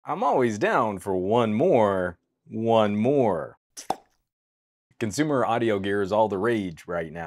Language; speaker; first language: English; native; English